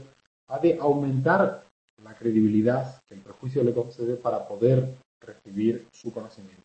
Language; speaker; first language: Spanish; native; Spanish